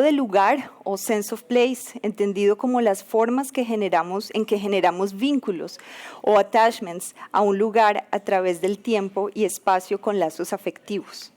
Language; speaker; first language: Spanish; native; Spanish